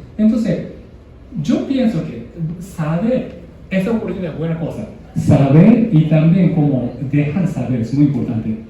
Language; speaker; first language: Spanish; non-native, learner; Japanese